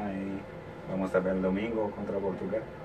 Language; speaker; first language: Spanish; non-native, learner; French